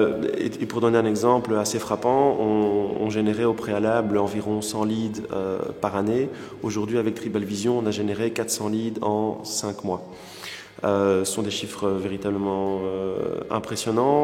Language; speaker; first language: French; native; French